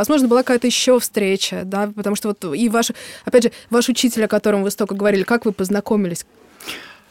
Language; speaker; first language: Russian; native; Russian